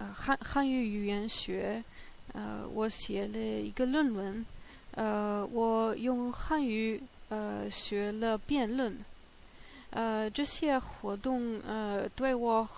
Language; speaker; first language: Chinese; non-native, fluent; German